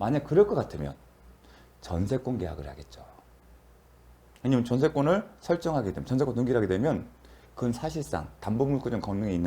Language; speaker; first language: Korean; native; Korean